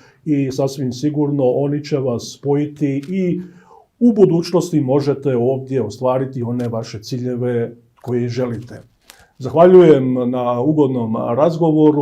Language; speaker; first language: Bosnian; native; Bosnian